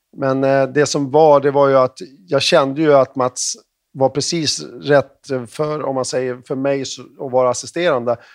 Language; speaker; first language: Swedish; native; Swedish